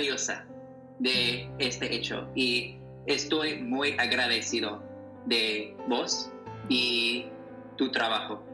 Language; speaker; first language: Spanish; non-native, learner; English